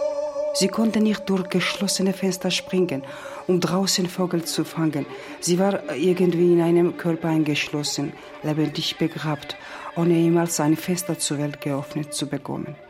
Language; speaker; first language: German; non-native, learner; Georgian